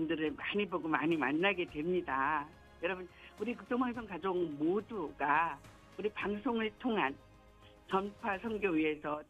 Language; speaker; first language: Korean; native; Korean